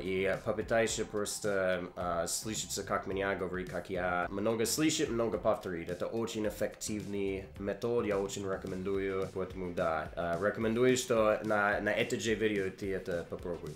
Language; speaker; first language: Russian; non-native, learner; English